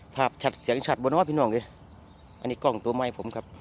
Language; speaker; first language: Thai; native; Thai